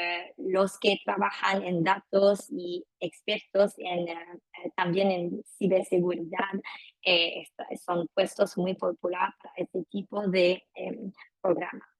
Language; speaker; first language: Spanish; non-native, fluent; French